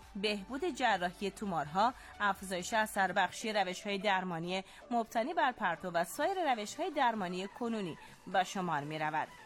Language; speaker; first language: Persian; native; Persian